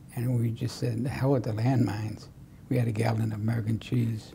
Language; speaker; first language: English; native; English